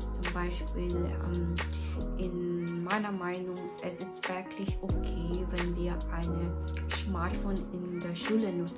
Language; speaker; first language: German; non-native, learner; Filipino